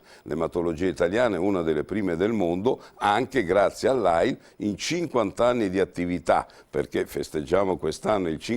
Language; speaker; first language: Italian; native; Italian